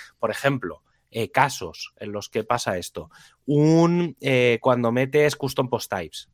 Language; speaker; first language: Spanish; native; Spanish